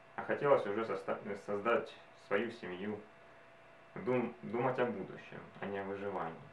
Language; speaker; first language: Russian; native; Russian